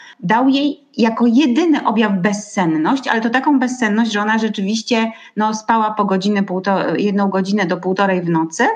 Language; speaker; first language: Polish; native; Polish